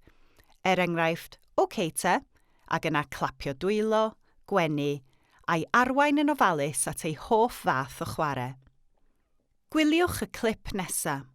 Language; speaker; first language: Welsh; native; Welsh